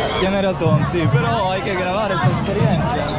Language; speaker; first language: Spanish; non-native, fluent; Italian